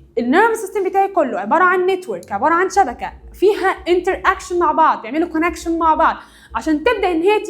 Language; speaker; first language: Arabic; native; Arabic